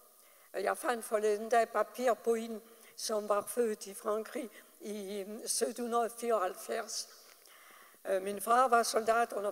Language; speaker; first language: Danish; non-native, fluent; French